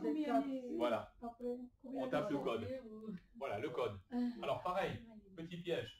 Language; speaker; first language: French; native; French